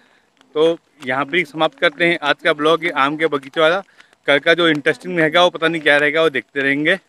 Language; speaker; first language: Hindi; native; Hindi